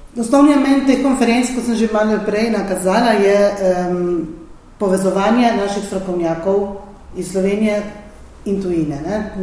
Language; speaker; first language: Slovenian; native; Slovenian